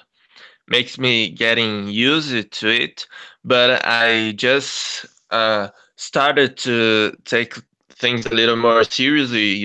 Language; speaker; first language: English; non-native, learner; Portuguese